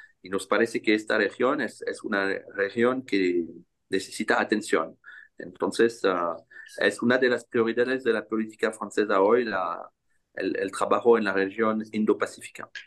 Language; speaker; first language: Spanish; non-native, fluent; French